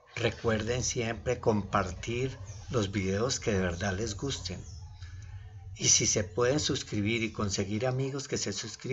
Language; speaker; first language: Spanish; native; Spanish